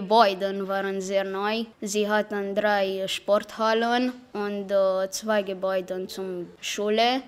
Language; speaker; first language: German; non-native, fluent; Romanian